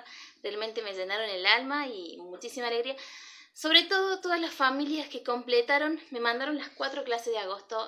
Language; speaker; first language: Spanish; native; Spanish